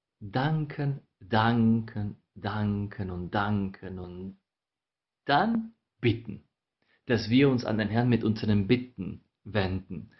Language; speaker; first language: German; non-native, fluent; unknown